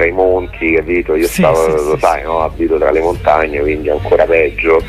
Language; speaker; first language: Italian; native; Italian